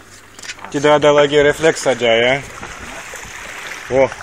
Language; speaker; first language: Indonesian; non-native, learner; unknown